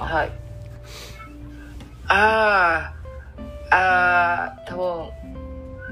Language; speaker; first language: Japanese; non-native, learner; Indonesian